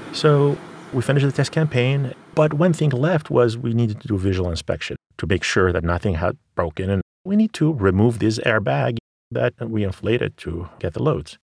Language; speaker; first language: English; non-native, fluent; Arabic